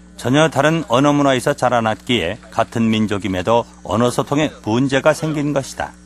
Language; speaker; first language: Korean; native; Korean